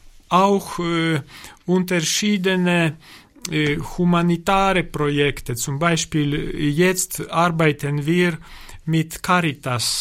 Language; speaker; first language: German; non-native, learner; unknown